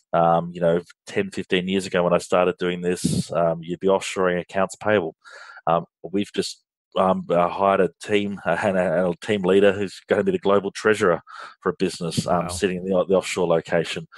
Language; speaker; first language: English; native; English